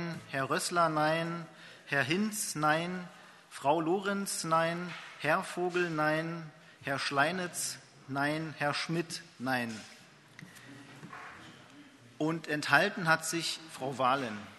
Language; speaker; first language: German; native; German